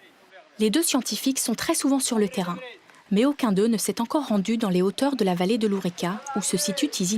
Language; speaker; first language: French; native; French